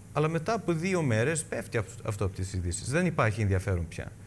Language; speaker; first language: Greek; early bilingual, heritage; Greek